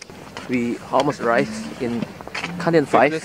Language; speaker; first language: English; non-native, learner; Indonesian